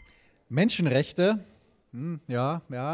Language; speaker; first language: German; native; German